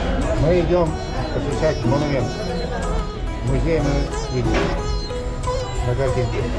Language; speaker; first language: Russian; native; Russian